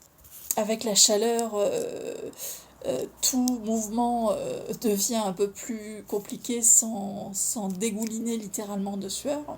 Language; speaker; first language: French; native; French